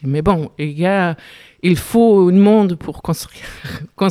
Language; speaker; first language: French; non-native, fluent; German